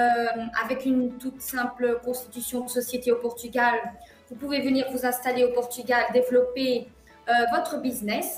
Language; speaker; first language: French; non-native, fluent; Portuguese